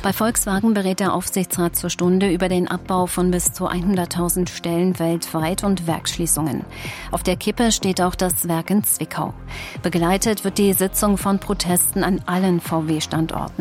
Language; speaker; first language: German; native; German